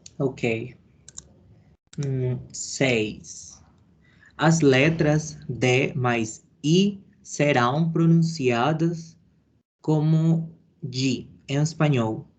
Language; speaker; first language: Portuguese; non-native, learner; Spanish